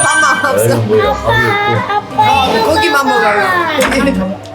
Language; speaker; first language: Korean; non-native, fluent; Persian